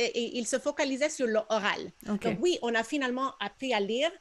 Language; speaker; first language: French; non-native, fluent; Spanish